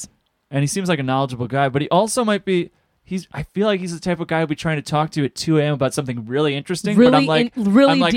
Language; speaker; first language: English; native; English